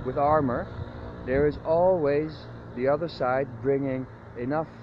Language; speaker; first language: English; non-native, fluent; Dutch